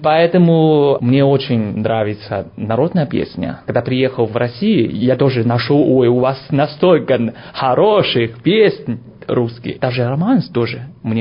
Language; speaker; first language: Russian; non-native, learner; Chinese